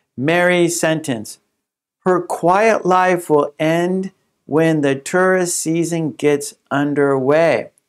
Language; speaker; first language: English; native; English